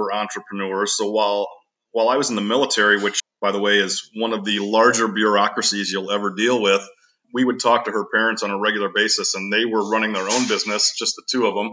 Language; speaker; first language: English; native; English